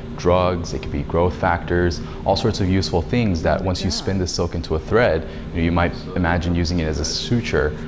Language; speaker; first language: English; native; English